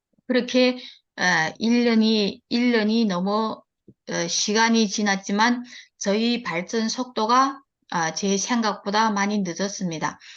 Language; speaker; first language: Korean; early bilingual, heritage; Korean